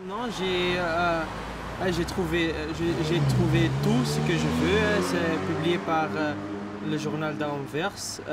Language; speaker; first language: French; non-native, learner; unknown